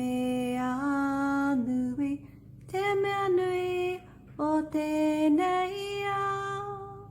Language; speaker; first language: Māori; non-native, local second language; English